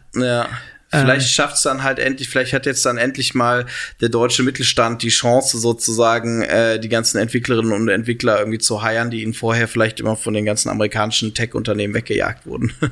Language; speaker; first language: German; native; German